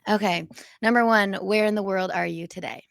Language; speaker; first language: English; native; English